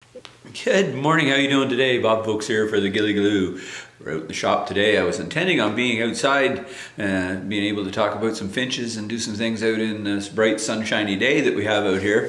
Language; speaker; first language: English; native; English